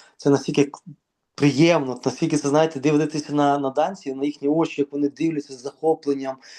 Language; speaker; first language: Ukrainian; native; Ukrainian